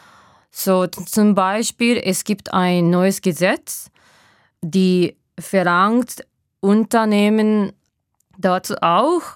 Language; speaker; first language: German; non-native, fluent; Japanese